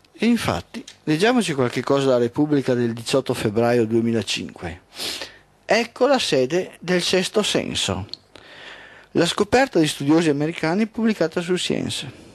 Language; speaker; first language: Italian; native; Italian